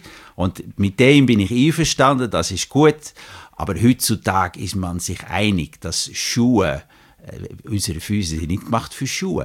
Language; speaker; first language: German; native; German